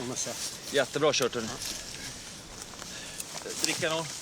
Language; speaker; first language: Swedish; native; Swedish